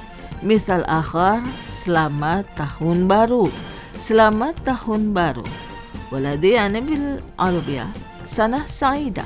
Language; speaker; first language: Arabic; non-native, fluent; Indonesian